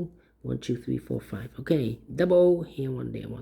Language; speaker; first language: English; non-native, fluent; Dutch